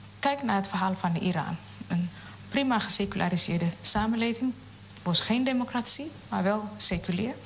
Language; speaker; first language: Dutch; non-native, fluent; Somali